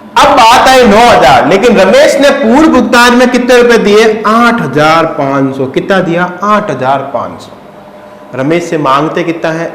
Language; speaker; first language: Hindi; native; Hindi